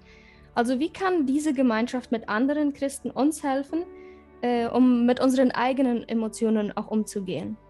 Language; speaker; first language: German; early bilingual, heritage; German